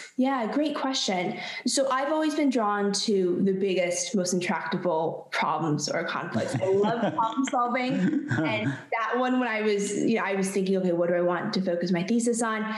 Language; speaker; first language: English; native; English